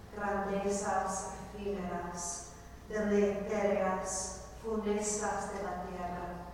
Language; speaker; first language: Spanish; non-native, fluent; English